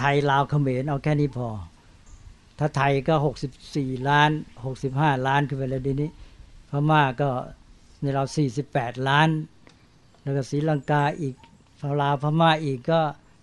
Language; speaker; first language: Thai; native; Thai